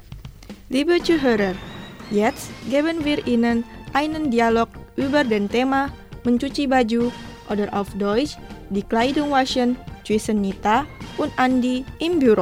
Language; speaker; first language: German; non-native, fluent; Indonesian